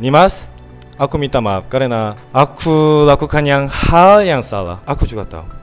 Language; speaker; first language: Indonesian; non-native, learner; Korean